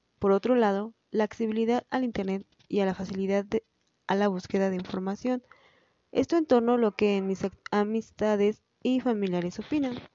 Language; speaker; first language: Spanish; native; Spanish